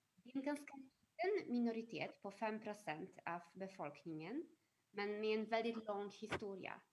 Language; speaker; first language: Swedish; non-native, fluent; Polish